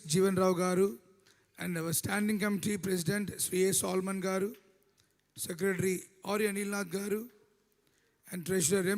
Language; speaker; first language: English; non-native, local second language; Telugu